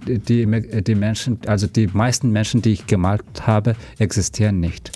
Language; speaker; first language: German; non-native, fluent; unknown